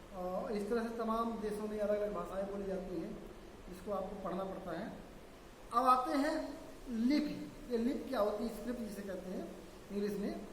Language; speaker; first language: Hindi; native; Hindi